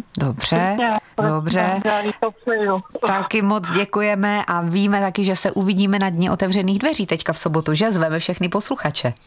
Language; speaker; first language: Czech; native; Czech